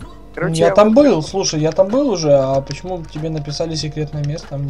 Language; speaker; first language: Russian; native; Russian